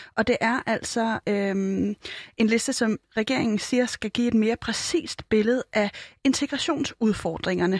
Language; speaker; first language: Danish; native; Danish